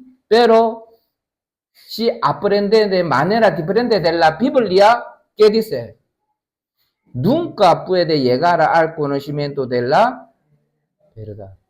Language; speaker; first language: Spanish; non-native, learner; Korean